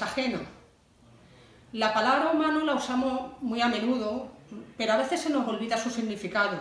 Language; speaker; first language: Spanish; native; Spanish